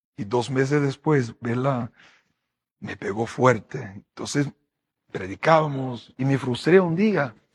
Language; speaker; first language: Spanish; non-native, fluent; Portuguese